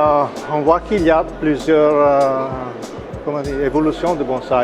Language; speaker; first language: French; non-native, local second language; Italian